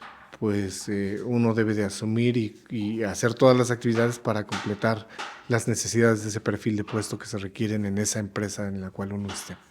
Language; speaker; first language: Spanish; native; Spanish